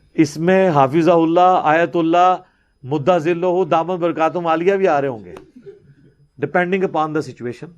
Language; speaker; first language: Urdu; non-native, local second language; Punjabi